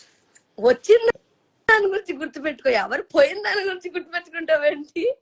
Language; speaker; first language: Telugu; native; Telugu